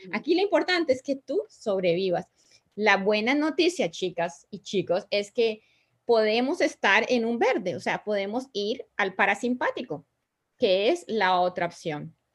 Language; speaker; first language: Spanish; native; Spanish